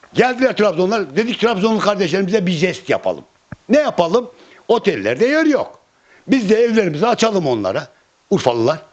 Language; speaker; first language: Turkish; native; Turkish